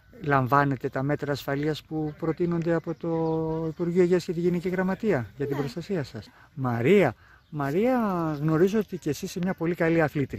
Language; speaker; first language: Greek; native; Greek